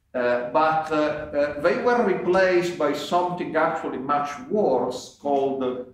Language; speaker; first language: English; non-native, fluent; Italian